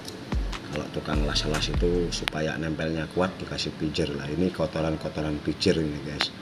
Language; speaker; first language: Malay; non-native, local second language; Javanese